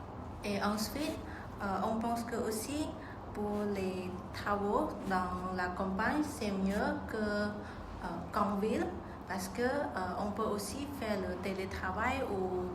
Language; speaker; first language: French; non-native, learner; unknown